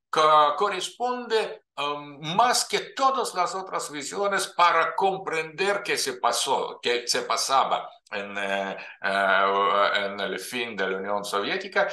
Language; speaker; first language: Spanish; non-native, fluent; Russian